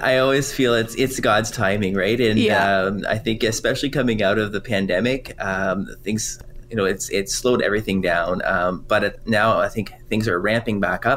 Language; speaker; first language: English; non-native, fluent; French